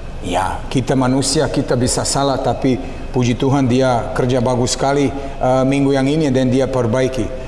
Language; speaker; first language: Indonesian; non-native, learner; Serbian